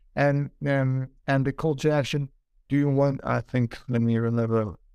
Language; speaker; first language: English; non-native, fluent; Ukrainian